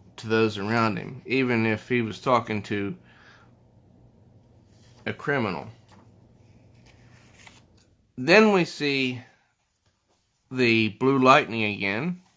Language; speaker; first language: English; native; English